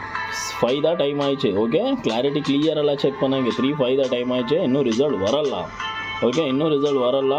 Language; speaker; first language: Tamil; non-native, learner; Kannada